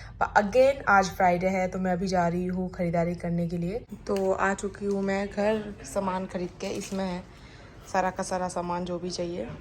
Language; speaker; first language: Hindi; non-native, local second language; Bangla